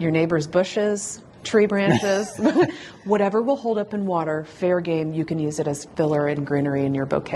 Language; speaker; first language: English; native; English